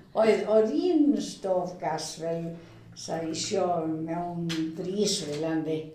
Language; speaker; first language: Welsh; early bilingual, heritage; Welsh